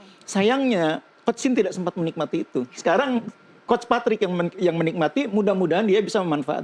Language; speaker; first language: Indonesian; native; Indonesian